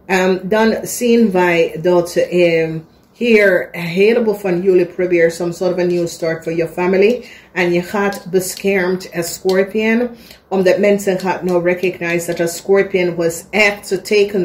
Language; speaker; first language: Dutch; non-native, learner; English